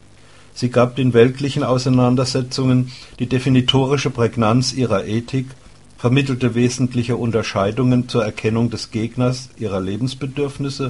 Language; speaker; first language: German; native; German